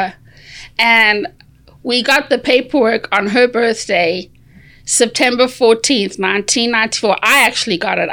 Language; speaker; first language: English; native; English